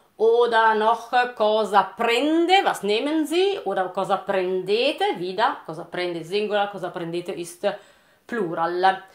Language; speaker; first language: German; non-native, fluent; Italian